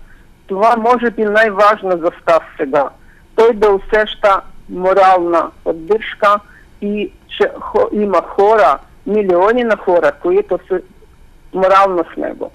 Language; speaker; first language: Bulgarian; non-native, fluent; Ukrainian